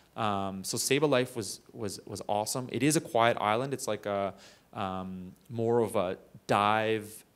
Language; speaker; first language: English; native; English